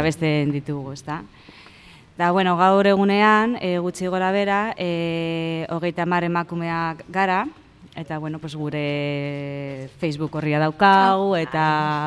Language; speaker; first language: Basque; non-native, local second language; Spanish